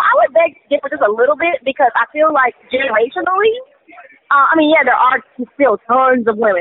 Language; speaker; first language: English; native; English